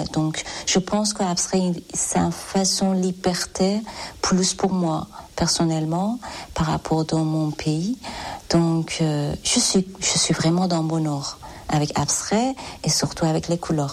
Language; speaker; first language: French; non-native, fluent; Persian